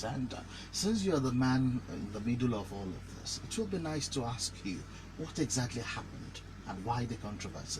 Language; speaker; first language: English; non-native, local second language; Yoruba